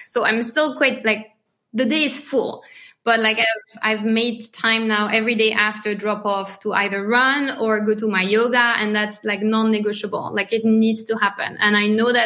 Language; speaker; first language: English; non-native, fluent; French